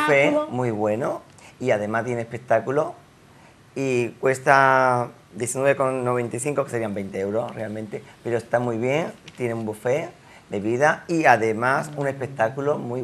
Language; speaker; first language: Spanish; native; Spanish